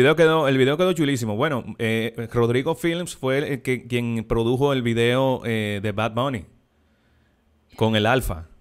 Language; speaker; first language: Spanish; native; Spanish